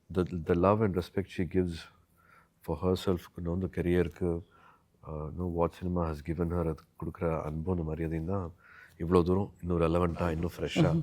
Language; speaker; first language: Tamil; native; Tamil